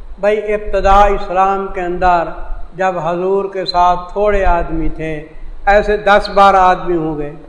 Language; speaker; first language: Urdu; non-native, local second language; Saraiki